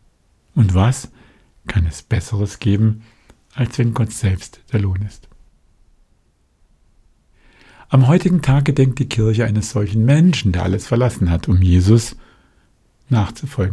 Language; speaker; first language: German; native; German